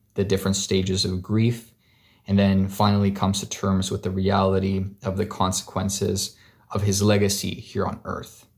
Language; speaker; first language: English; native; English